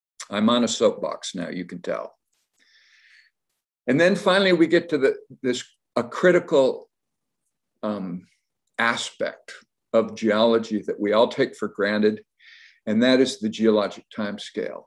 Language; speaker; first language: English; native; English